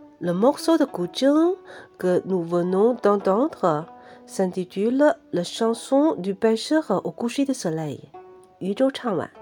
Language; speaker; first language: French; non-native, fluent; Chinese